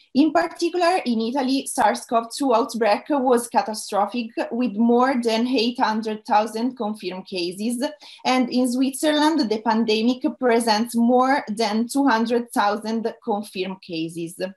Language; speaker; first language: English; non-native, fluent; Italian